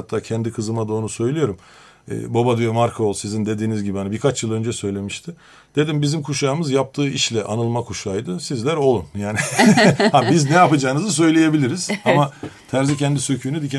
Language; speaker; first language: Turkish; native; Turkish